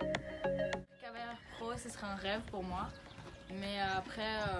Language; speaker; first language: French; early bilingual, other home language; Italian